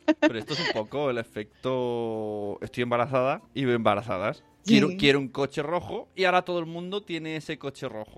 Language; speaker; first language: Spanish; native; Spanish